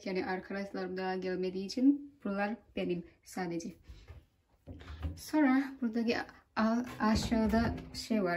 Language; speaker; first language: Turkish; non-native, learner; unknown